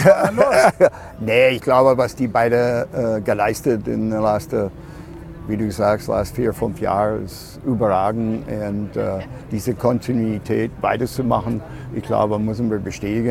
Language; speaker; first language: German; non-native, fluent; English